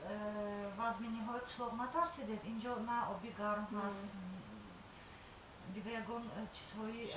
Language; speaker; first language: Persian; native; Persian